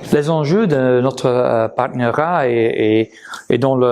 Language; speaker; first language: French; non-native, fluent; Dutch